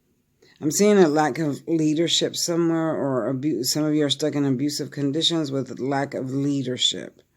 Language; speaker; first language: English; native; English